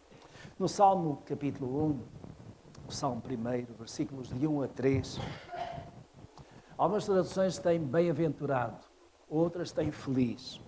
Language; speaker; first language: Portuguese; native; Portuguese